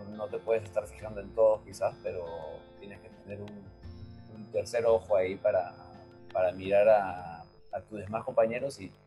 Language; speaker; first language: Spanish; native; Spanish